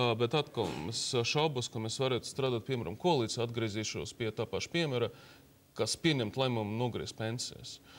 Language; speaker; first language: Latvian; non-native, local second language; Russian